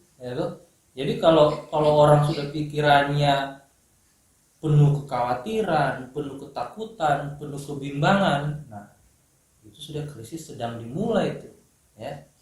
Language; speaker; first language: Indonesian; native; Indonesian